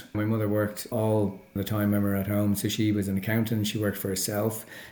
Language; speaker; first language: English; native; English